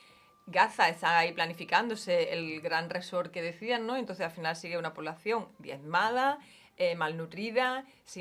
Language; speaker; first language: Spanish; native; Spanish